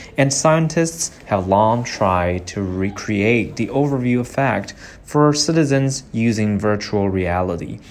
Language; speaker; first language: English; non-native, fluent; Chinese